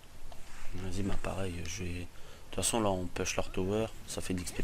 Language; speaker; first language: French; native; French